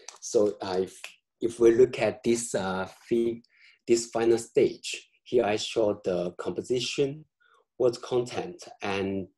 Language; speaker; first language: English; non-native, fluent; Chinese